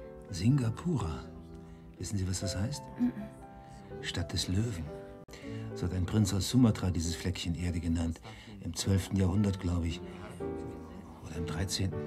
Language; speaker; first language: German; native; German